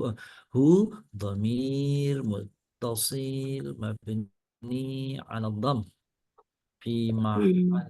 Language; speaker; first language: Arabic; non-native, fluent; Indonesian